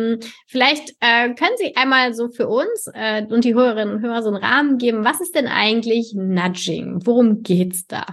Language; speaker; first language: German; native; German